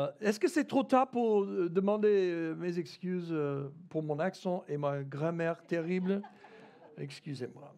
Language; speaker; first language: French; non-native, fluent; English